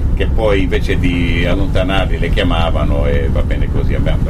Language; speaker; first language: Italian; native; Italian